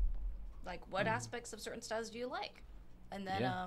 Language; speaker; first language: English; native; English